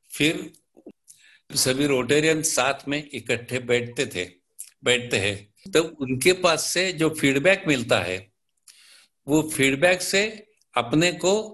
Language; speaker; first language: Hindi; non-native, local second language; Marathi